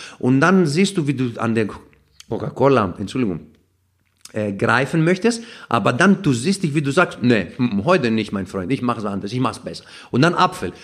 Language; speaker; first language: German; non-native, fluent; Greek